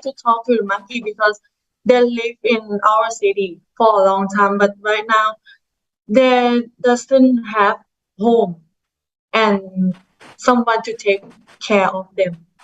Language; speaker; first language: English; non-native, learner; Thai